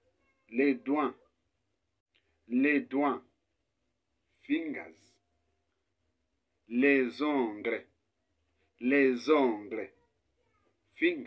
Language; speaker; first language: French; non-native, fluent; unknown